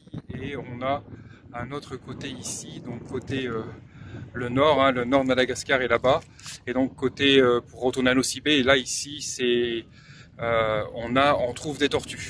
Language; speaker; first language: French; native; French